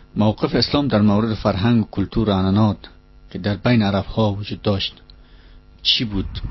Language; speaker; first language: Persian; native; Persian